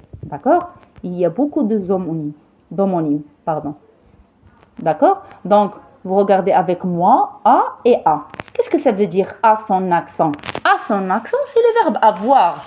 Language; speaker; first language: French; non-native, local second language; Arabic